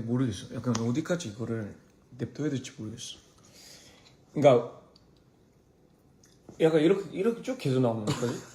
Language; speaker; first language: Korean; early bilingual, heritage; English